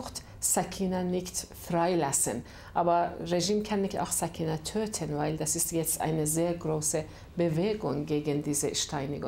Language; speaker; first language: German; non-native, fluent; Persian